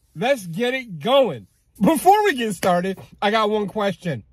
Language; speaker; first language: English; native; English